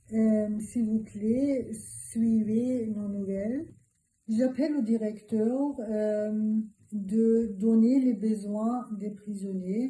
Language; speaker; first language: French; non-native, learner; Turkish